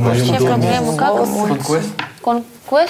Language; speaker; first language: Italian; non-native, learner; Russian